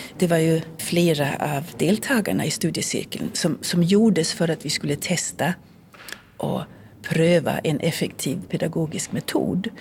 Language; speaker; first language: Swedish; native; Swedish